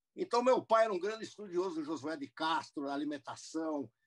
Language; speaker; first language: Portuguese; non-native, fluent; English